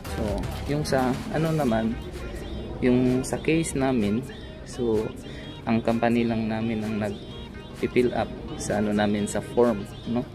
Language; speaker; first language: Filipino; native; Filipino